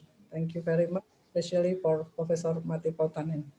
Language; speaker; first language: English; non-native, local second language; Indonesian